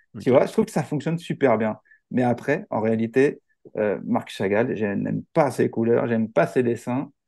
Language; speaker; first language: French; native; French